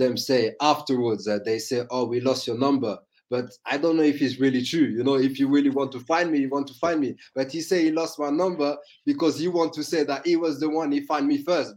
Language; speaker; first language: English; non-native, fluent; French